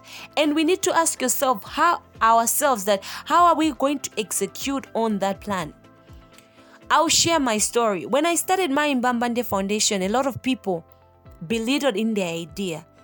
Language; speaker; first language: English; non-native, local second language; Nyanja